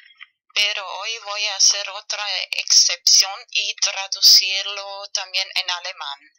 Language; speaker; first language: Spanish; non-native, fluent; German